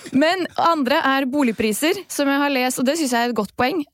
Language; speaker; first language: Norwegian; early bilingual, other home language; Bosnian